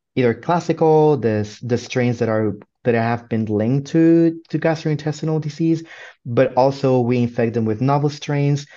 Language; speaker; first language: English; non-native, fluent; Spanish